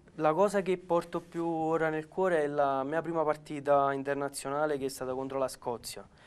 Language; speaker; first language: Italian; native; Italian